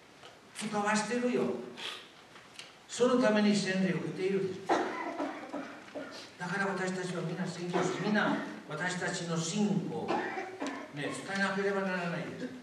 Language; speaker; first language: Japanese; non-native, fluent; Spanish